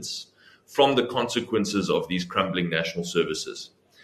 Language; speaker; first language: English; native; English